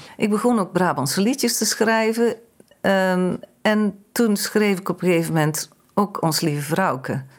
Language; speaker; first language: Dutch; native; Dutch